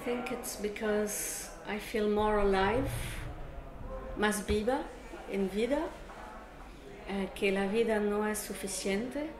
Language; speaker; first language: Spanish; non-native, learner; Portuguese